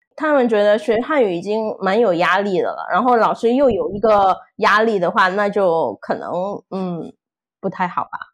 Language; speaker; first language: Chinese; non-native, fluent; Min Nan Chinese